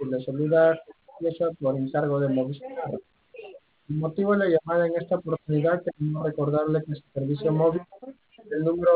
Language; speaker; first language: Spanish; native; Spanish